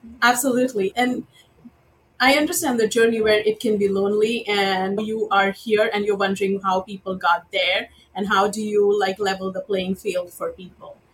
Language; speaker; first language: English; non-native, local second language; Marathi